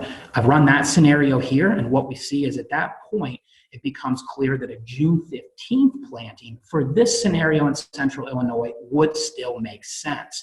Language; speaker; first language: English; native; English